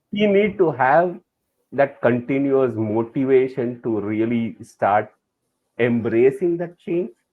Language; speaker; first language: English; non-native, local second language; Tamil